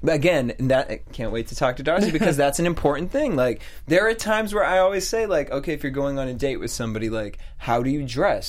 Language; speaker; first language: English; native; English